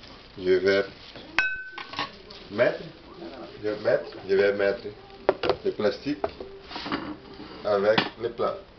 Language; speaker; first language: French; non-native, learner; Portuguese